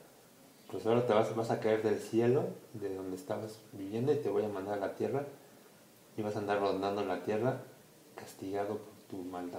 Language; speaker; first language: Spanish; native; Spanish